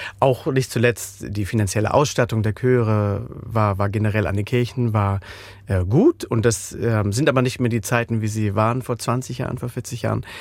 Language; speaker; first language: German; native; German